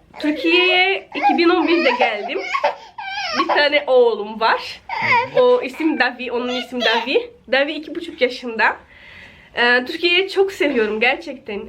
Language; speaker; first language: Turkish; non-native, fluent; Portuguese